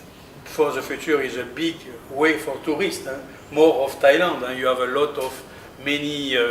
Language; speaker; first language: English; non-native, learner; French